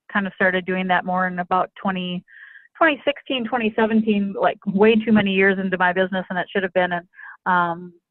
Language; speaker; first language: English; native; English